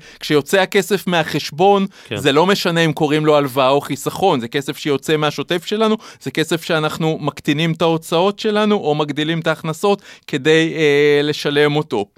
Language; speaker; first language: Hebrew; native; Hebrew